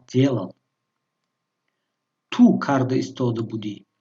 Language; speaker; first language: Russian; non-native, local second language; Tajik